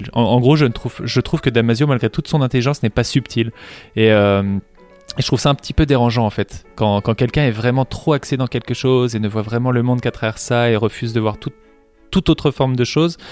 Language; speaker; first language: French; native; French